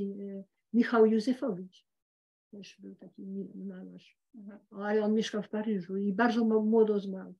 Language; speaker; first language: Polish; early bilingual, heritage; Polish